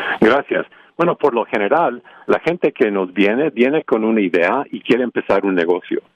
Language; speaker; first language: Spanish; early bilingual, heritage; Spanish